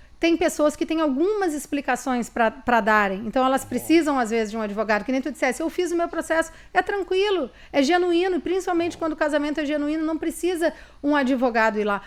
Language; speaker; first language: Portuguese; native; Portuguese